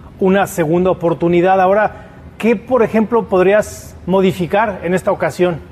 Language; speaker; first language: Spanish; native; Spanish